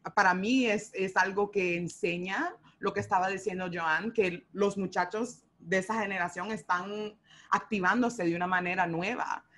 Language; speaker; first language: Spanish; early bilingual, heritage; Spanish